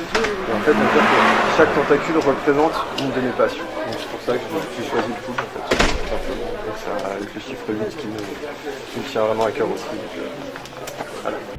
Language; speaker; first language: French; native; French